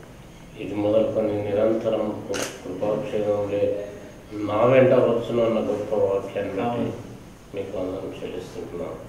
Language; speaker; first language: Telugu; native; Telugu